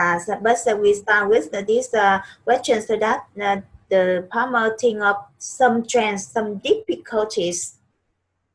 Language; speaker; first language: English; non-native, learner; Vietnamese